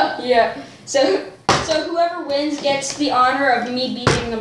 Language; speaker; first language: English; native; English